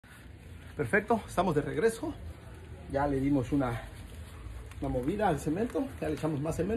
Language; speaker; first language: Spanish; native; Spanish